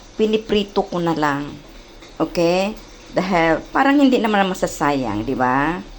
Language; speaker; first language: Filipino; non-native, local second language; Cebuano